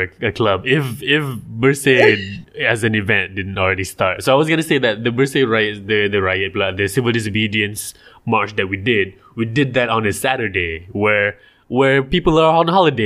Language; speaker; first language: English; non-native, local second language; Malay